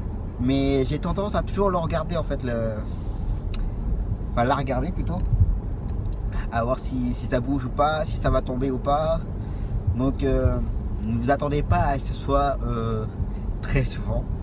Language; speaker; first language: French; native; French